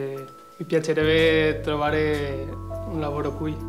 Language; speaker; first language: Italian; non-native, learner; Spanish